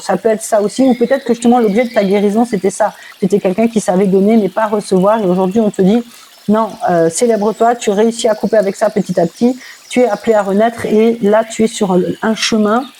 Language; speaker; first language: French; native; French